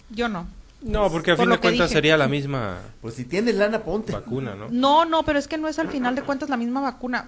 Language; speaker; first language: Spanish; native; Spanish